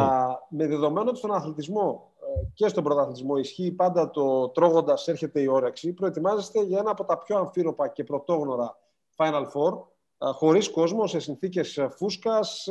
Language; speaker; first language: Greek; native; Greek